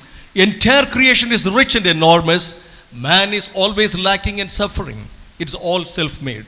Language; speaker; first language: English; non-native, local second language; Tamil